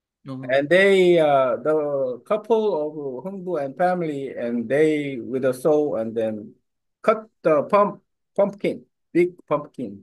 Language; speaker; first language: English; non-native, learner; Korean